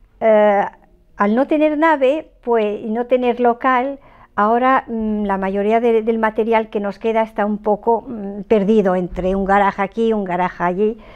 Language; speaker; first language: Spanish; native; Spanish